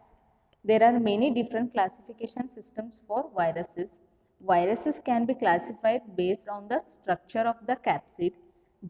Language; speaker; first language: English; non-native, local second language; Kannada